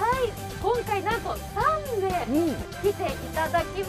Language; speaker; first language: Japanese; native; Japanese